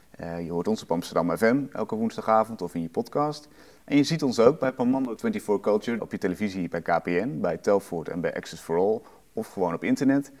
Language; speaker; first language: Dutch; native; Dutch